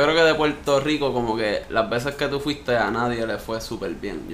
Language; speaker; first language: Spanish; native; Spanish